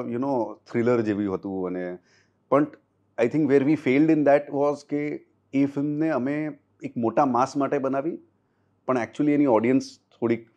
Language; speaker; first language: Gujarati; non-native, local second language; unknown